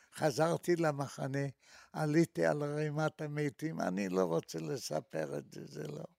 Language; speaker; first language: Hebrew; non-native, fluent; Polish